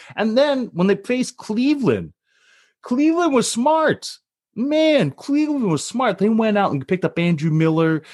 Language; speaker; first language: English; native; English